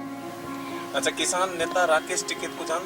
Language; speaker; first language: Hindi; native; Hindi